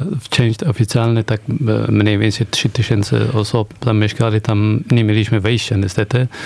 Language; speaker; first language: Polish; non-native, fluent; Persian